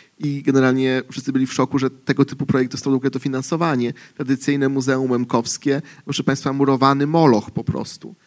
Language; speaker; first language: Polish; native; Polish